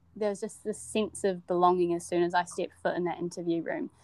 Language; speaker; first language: English; native; English